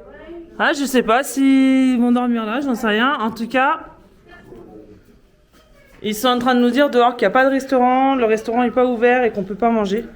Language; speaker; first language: French; native; French